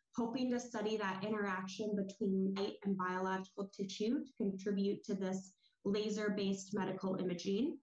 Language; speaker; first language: English; native; English